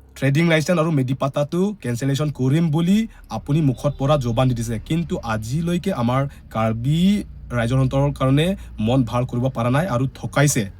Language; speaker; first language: Assamese; non-native, local second language; Karbi